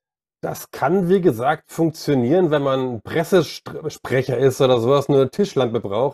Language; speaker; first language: German; native; German